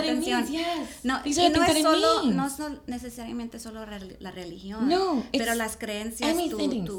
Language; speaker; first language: Spanish; early bilingual, heritage; Spanish